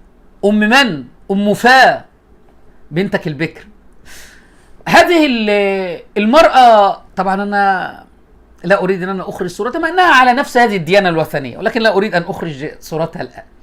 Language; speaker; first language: Arabic; native; Arabic